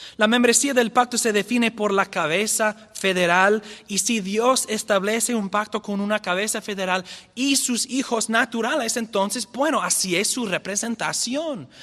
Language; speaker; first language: Spanish; non-native, fluent; English